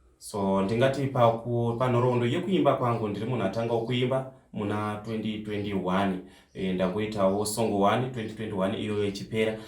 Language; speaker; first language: Shona; non-native, local second language; Tsonga